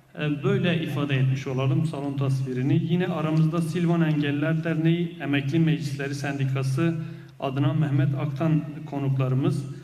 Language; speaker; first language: Turkish; non-native, local second language; Kurdish